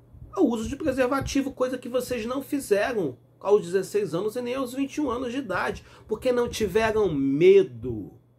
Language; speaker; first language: Portuguese; native; Portuguese